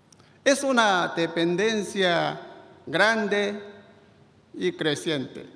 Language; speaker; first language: Spanish; non-native, fluent; Chinese